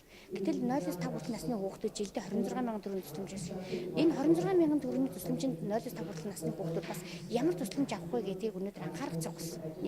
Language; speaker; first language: Mongolian; native; Mongolian